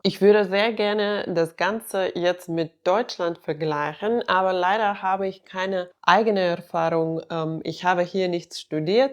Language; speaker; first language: German; non-native, fluent; Finnish